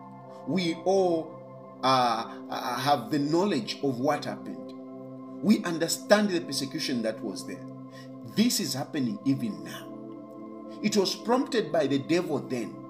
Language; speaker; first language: English; non-native, local second language; Bemba